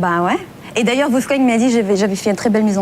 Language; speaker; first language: French; non-native, fluent; German